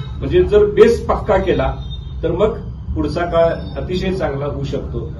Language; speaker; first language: Marathi; native; Marathi